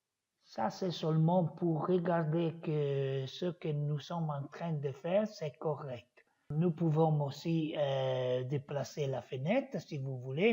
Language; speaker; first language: French; non-native, learner; Italian